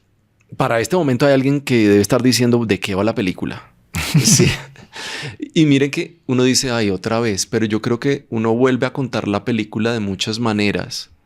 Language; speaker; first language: Spanish; native; Spanish